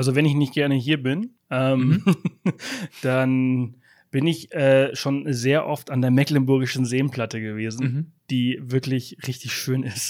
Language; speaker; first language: German; native; German